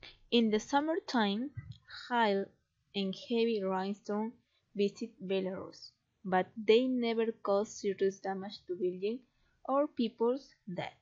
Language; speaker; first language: English; non-native, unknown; Spanish